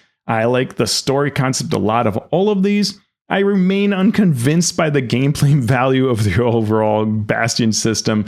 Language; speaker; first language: English; native; English